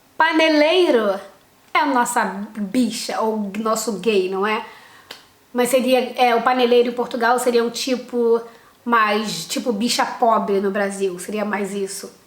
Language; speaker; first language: Portuguese; native; Portuguese